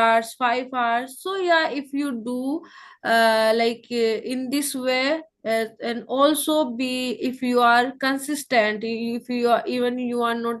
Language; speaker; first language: English; non-native, local second language; Hindi